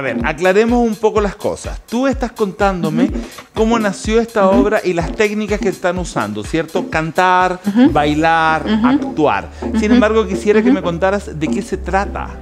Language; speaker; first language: Spanish; native; Spanish